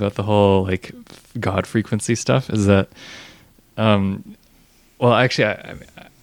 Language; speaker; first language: English; native; English